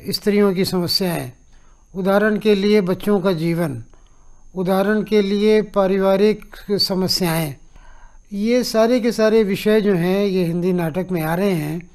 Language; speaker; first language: Hindi; native; Hindi